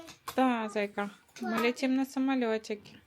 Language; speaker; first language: Russian; native; Russian